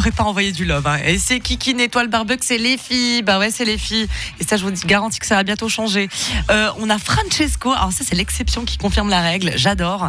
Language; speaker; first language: French; native; French